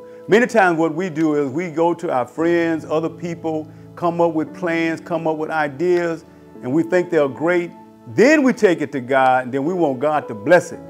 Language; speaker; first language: English; native; English